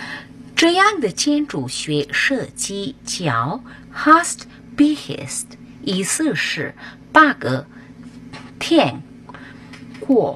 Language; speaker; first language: Chinese; non-native, learner; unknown